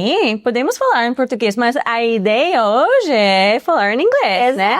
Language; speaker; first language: Portuguese; non-native, fluent; English